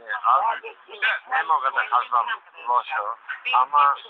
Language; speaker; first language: Bulgarian; non-native, learner; Turkish